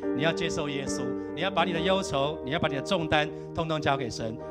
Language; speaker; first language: Chinese; native; Chinese